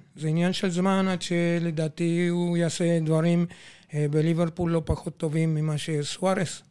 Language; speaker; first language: Hebrew; non-native, fluent; Spanish